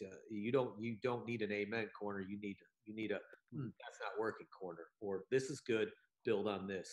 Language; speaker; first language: English; native; English